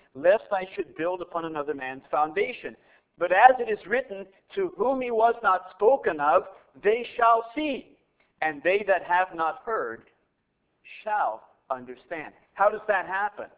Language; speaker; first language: English; native; English